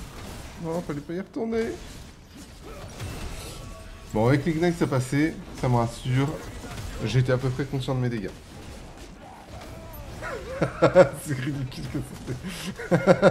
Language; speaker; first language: French; native; French